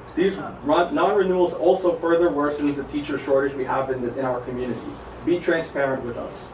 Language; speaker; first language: English; native; English